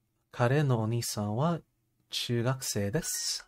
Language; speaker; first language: Japanese; non-native, learner; English